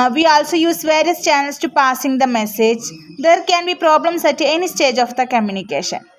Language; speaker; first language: English; non-native, local second language; Malayalam